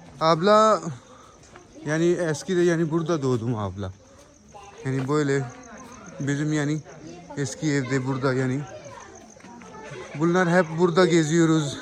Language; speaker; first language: Turkish; non-native, learner; Punjabi